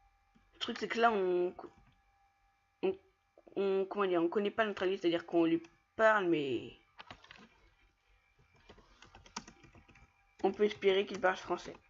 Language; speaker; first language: French; native; French